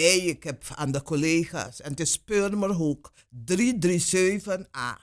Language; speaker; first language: Dutch; non-native, local second language; Papiamento